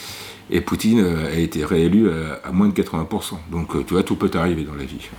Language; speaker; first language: French; native; French